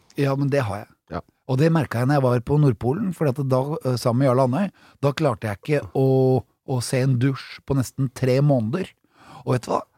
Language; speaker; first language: Norwegian; native; Norwegian